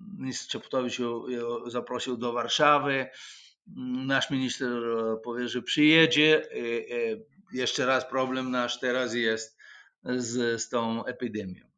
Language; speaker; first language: Polish; non-native, fluent; Russian